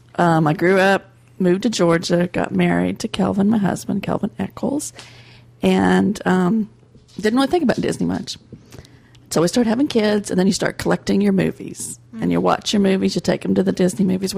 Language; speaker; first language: English; native; English